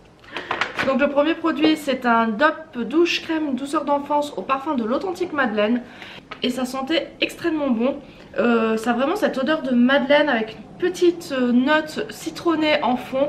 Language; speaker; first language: French; native; French